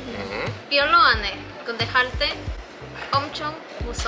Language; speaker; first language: Spanish; native; Spanish